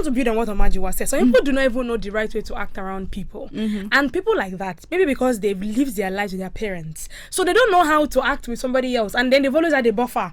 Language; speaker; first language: English; non-native, local second language; Yoruba